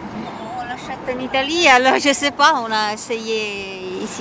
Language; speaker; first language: French; non-native, learner; Italian